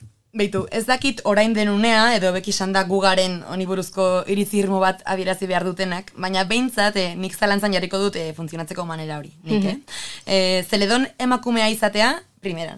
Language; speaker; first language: Basque; native; Basque